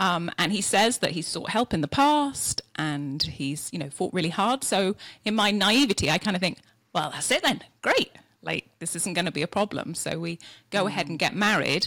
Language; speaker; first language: English; native; English